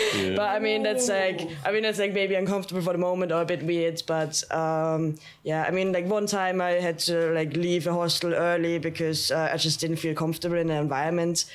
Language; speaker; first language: English; non-native, fluent; German